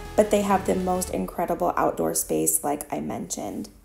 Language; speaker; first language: English; native; English